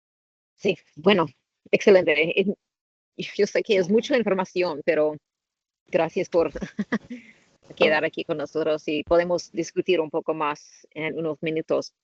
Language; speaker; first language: Spanish; non-native, learner; English